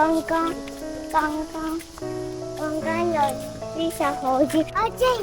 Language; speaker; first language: Chinese; early bilingual, heritage; Chinese